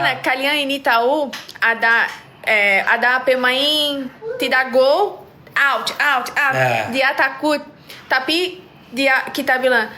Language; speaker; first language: Indonesian; non-native, learner; Portuguese